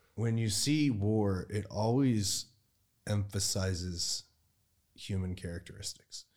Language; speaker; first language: English; native; English